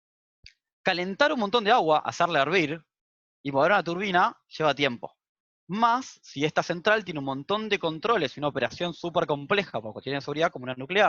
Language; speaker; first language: Spanish; native; Spanish